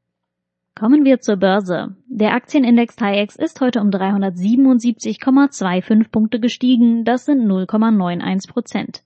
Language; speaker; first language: German; native; German